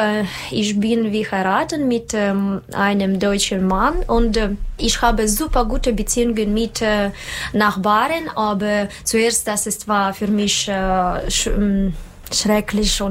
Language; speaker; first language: German; non-native, learner; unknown